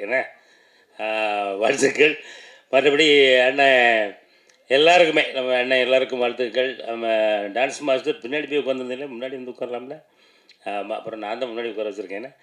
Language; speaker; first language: Tamil; native; Tamil